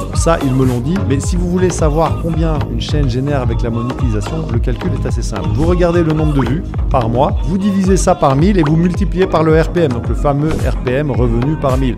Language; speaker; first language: French; native; French